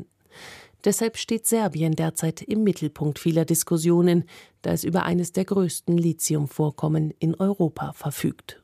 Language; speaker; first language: German; native; German